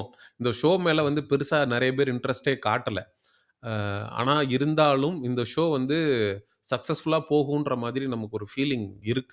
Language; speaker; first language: Tamil; native; Tamil